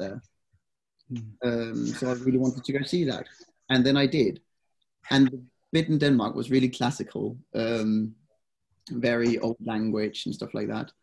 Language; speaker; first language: English; non-native, fluent; Danish